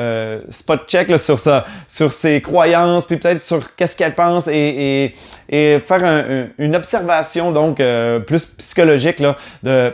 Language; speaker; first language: French; native; French